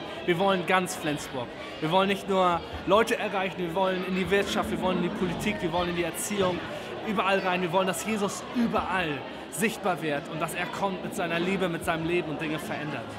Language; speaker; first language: German; native; German